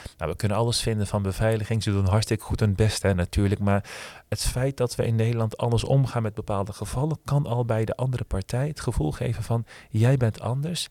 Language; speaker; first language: Dutch; early bilingual, other home language; Turkish